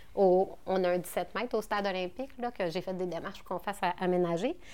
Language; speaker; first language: French; native; French